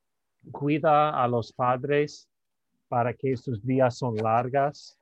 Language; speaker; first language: Spanish; non-native, fluent; English